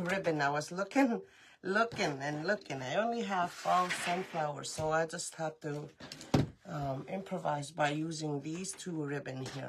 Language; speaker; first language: English; native; English